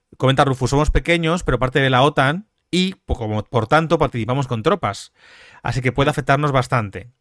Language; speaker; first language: Spanish; native; Spanish